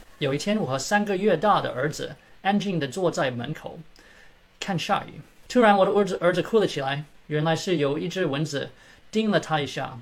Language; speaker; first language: Chinese; early bilingual, heritage; Chinese